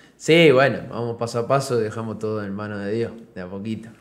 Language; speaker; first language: Spanish; native; Spanish